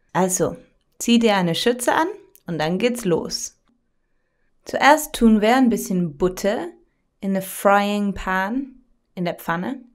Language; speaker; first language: German; non-native, fluent; English